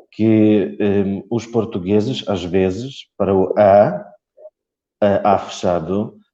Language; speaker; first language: Portuguese; non-native, fluent; Polish